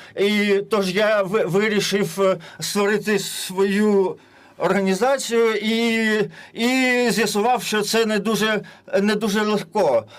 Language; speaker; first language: Ukrainian; non-native, learner; German